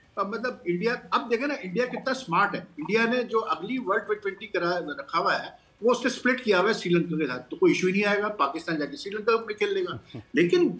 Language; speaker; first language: Urdu; non-native, local second language; Punjabi